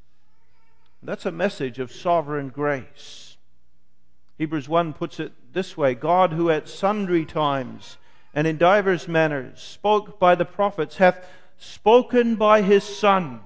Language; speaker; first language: English; native; English